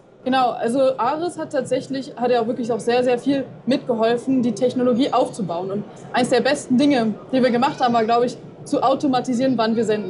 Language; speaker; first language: German; native; German